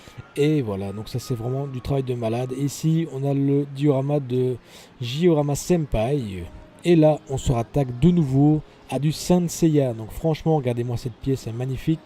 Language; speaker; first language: French; native; French